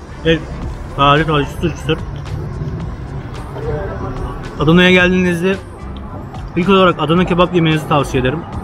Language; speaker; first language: Turkish; native; Turkish